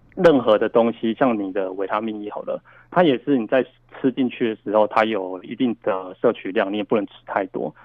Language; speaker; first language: Chinese; native; Chinese